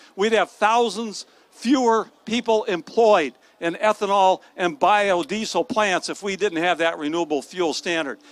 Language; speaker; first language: English; native; English